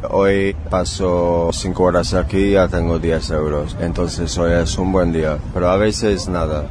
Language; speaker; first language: Spanish; non-native, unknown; English